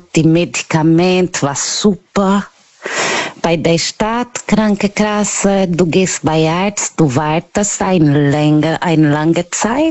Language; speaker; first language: German; non-native, learner; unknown